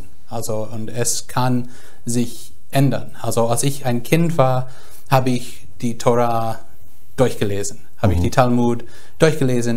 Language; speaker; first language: German; non-native, fluent; English